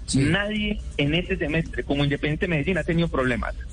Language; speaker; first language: Spanish; native; Spanish